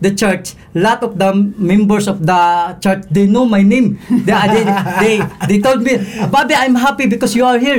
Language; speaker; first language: English; non-native, local second language; Cebuano